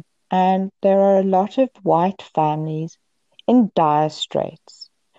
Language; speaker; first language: English; native; English